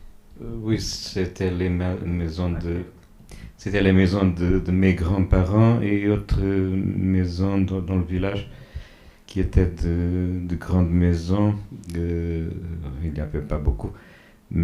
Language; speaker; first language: French; non-native, fluent; Portuguese